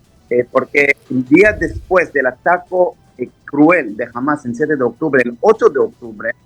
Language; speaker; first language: Spanish; non-native, fluent; Hebrew